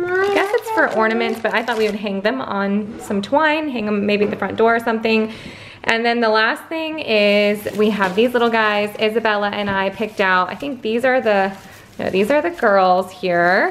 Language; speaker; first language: English; native; English